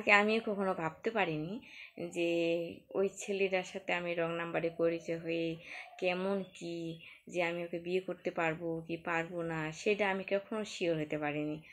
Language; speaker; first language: Bangla; non-native, local second language; Rangpuri